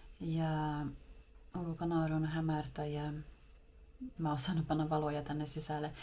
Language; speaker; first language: Finnish; early bilingual, heritage; Finnish